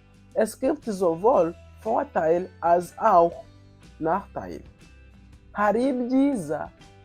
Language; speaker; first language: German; non-native, fluent; Kinyarwanda